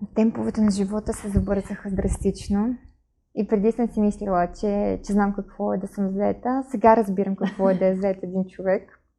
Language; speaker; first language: Bulgarian; non-native, fluent; Ukrainian